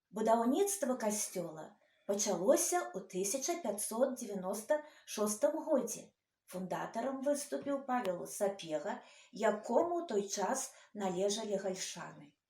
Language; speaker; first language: Belarusian; native; Belarusian